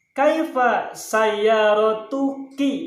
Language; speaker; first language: Arabic; non-native, fluent; Indonesian